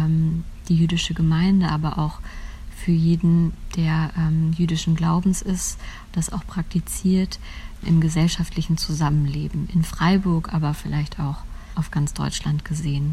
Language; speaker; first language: German; native; German